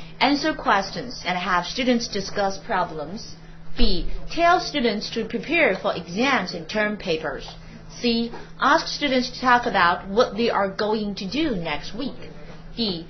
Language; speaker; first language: English; non-native, fluent; Chinese